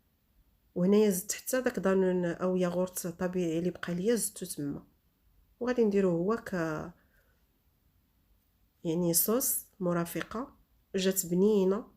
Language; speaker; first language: Arabic; native; Arabic